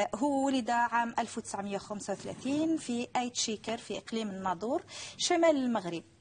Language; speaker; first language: Arabic; native; Arabic